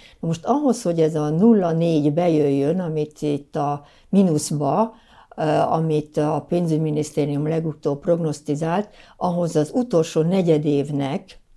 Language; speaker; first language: Hungarian; native; Hungarian